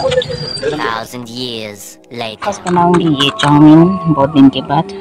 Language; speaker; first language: Hindi; non-native, local second language; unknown